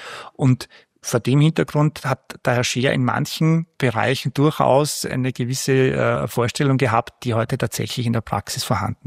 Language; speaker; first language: German; native; German